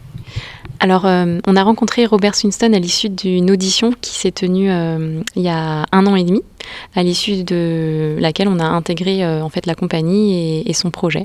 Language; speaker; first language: French; native; French